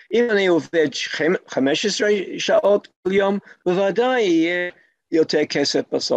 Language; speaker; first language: Hebrew; non-native, fluent; English